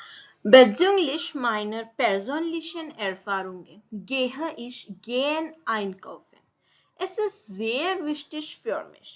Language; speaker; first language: German; non-native, fluent; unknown